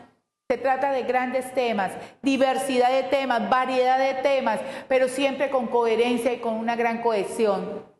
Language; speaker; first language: Spanish; native; Spanish